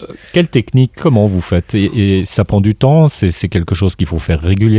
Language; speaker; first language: French; native; French